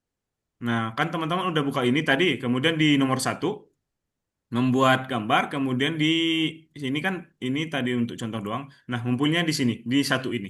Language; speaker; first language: Indonesian; native; Indonesian